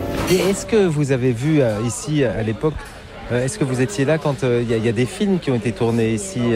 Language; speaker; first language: French; native; French